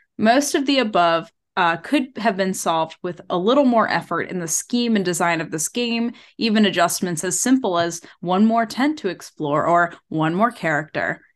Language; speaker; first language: English; native; English